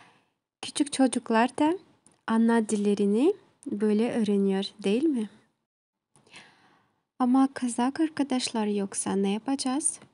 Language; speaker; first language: Turkish; non-native, learner; Kazakh